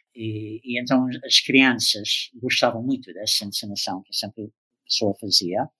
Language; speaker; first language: Portuguese; non-native, fluent; English